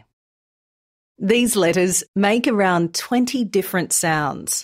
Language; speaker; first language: English; native; English